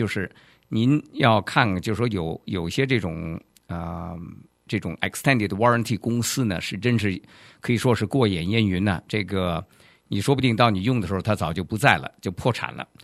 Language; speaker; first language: Chinese; native; Chinese